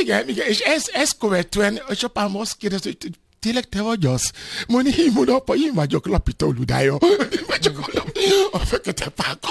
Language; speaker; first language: Hungarian; non-native, fluent; Yoruba